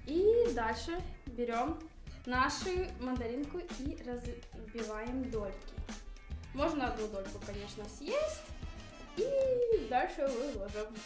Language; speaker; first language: Russian; early bilingual, heritage; Russian